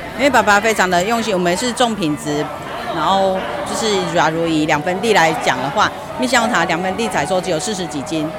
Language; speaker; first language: Chinese; native; Chinese